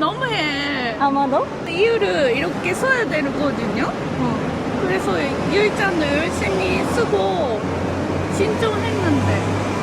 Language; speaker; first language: Korean; non-native, fluent; Japanese